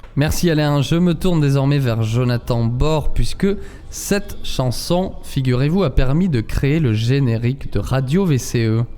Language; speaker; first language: French; native; French